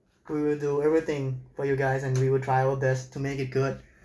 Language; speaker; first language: English; non-native, fluent; Thai